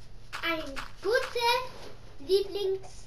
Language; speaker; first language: German; non-native, learner; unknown